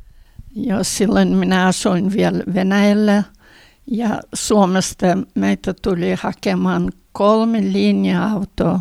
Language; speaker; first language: Finnish; early bilingual, heritage; Finnish